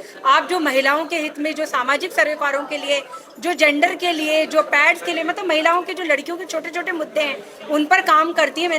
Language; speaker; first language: Hindi; native; Hindi